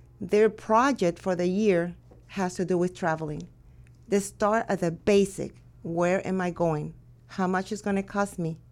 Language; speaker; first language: English; early bilingual, other home language; Spanish